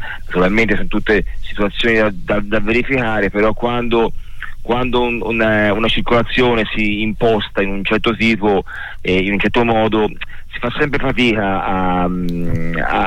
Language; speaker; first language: Italian; native; Italian